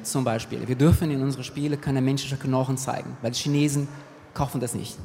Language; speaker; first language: German; non-native, fluent; Portuguese